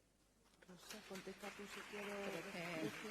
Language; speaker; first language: Spanish; native; Spanish